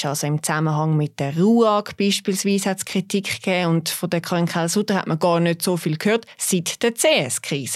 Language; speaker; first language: German; native; German